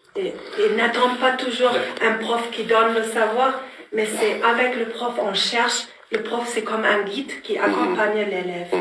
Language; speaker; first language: French; non-native, fluent; German